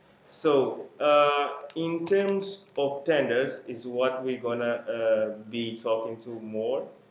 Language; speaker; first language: English; non-native, fluent; Portuguese